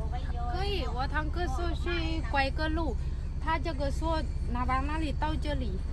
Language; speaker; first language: Chinese; non-native, fluent; Lao